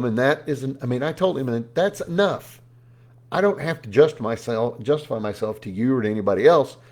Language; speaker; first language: English; native; English